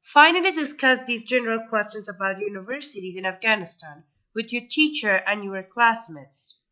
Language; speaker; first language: English; non-native, fluent; Persian